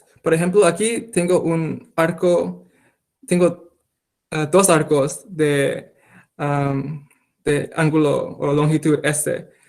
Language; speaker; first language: Spanish; non-native, fluent; English